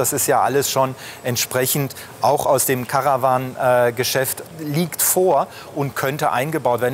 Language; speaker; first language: German; native; German